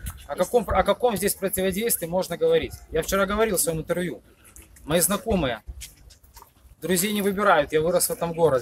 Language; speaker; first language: Russian; native; Russian